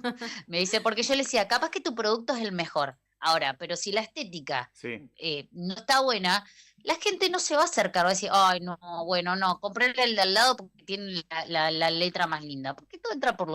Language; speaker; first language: Spanish; native; Spanish